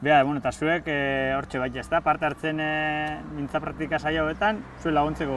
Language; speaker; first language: Basque; native; Basque